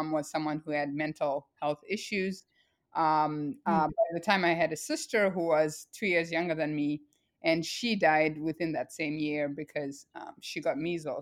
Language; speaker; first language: English; non-native, local second language; Shona